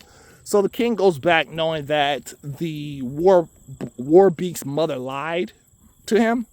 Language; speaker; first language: English; native; English